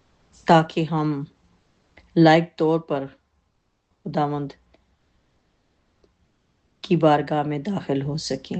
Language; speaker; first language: Urdu; native; Urdu